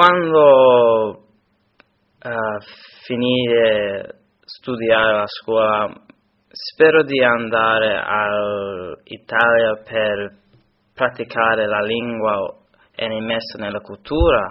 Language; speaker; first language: Italian; non-native, learner; English